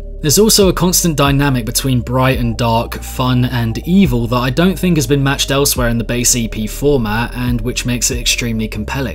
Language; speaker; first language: English; native; English